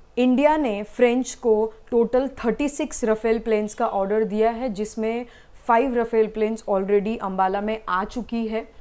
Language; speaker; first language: Hindi; non-native, local second language; Gujarati